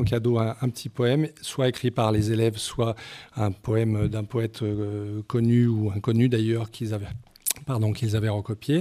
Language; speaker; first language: French; native; French